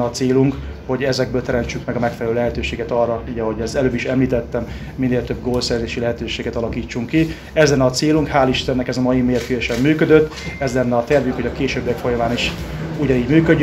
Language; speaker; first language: Hungarian; native; Hungarian